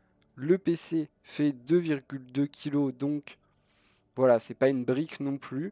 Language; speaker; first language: French; native; French